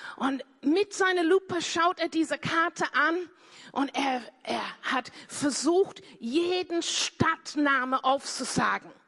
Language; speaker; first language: German; non-native, fluent; English